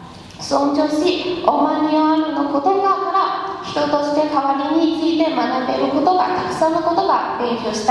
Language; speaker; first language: Japanese; non-native, learner; Chinese